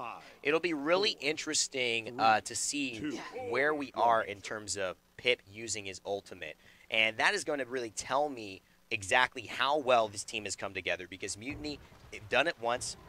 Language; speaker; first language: English; native; English